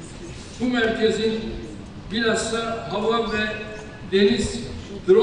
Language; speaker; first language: Turkish; native; Turkish